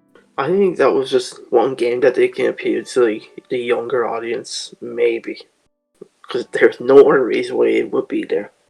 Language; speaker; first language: English; native; English